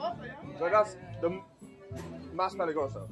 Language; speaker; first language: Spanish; non-native, learner; English